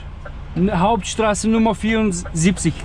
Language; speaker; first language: German; non-native, learner; Turkish